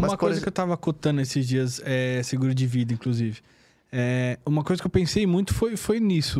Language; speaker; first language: Portuguese; native; Portuguese